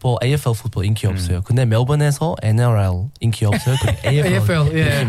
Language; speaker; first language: Korean; non-native, learner; English